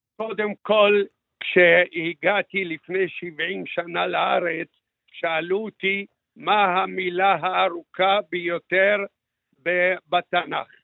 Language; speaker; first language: Hebrew; early bilingual, other home language; Arabic